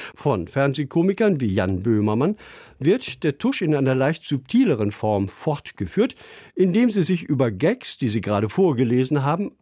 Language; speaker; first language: German; native; German